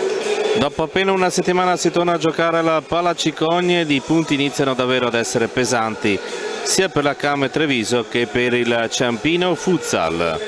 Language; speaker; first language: Italian; native; Italian